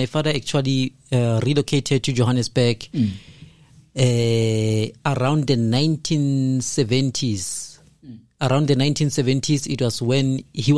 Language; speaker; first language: English; non-native, local second language; Zulu